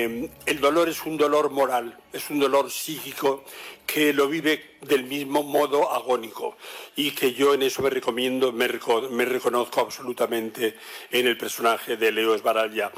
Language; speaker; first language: Spanish; native; Spanish